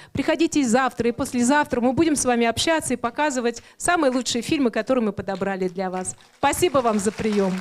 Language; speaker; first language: Russian; native; Russian